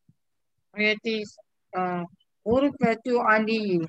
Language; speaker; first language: Arabic; non-native, learner; Malay